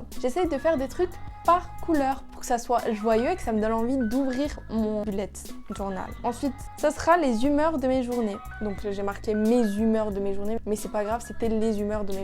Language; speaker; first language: French; native; French